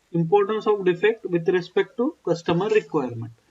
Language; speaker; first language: Hindi; non-native, local second language; Marathi